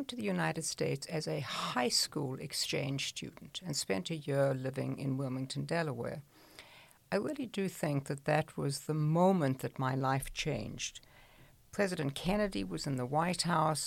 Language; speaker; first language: English; native; English